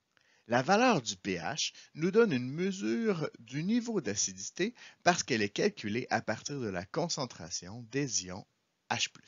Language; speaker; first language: French; native; French